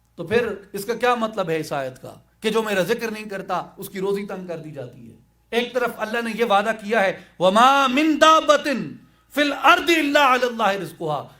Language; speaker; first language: Urdu; non-native, local second language; Saraiki